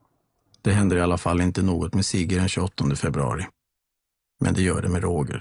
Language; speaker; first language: Swedish; native; Swedish